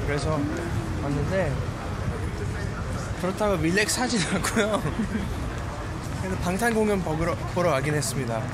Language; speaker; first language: Korean; early bilingual, heritage; Korean